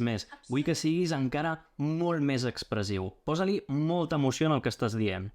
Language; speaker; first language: Catalan; native; Catalan